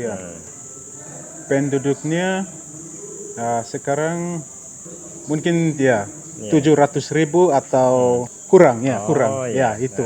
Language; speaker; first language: Indonesian; non-native, fluent; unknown